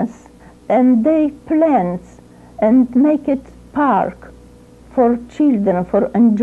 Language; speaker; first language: English; non-native, learner; Ukrainian